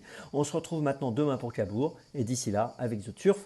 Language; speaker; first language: French; native; French